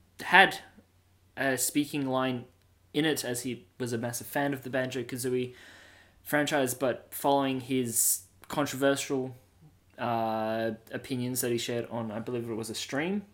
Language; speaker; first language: English; native; English